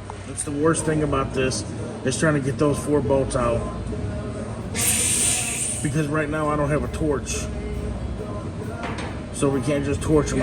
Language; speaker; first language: English; native; English